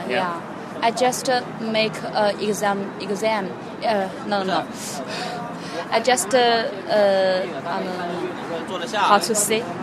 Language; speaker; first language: English; non-native, fluent; Chinese